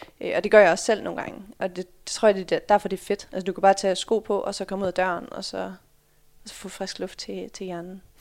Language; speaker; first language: Danish; early bilingual, other home language; Dutch